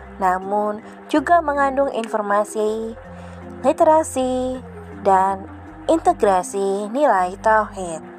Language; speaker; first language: Indonesian; native; Indonesian